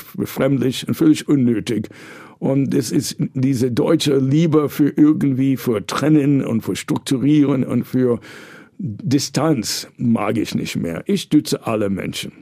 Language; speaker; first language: German; non-native, fluent; English